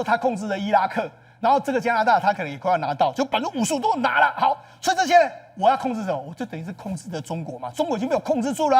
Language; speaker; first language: Chinese; native; Chinese